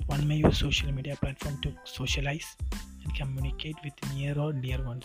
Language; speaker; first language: English; non-native, local second language; Malayalam